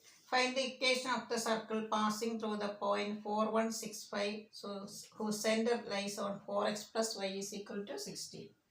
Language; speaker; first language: English; non-native, local second language; Malayalam